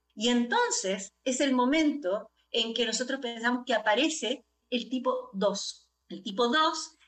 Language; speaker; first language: Spanish; native; Spanish